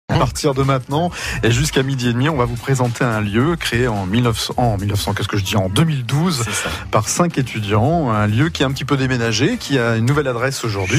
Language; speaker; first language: French; native; French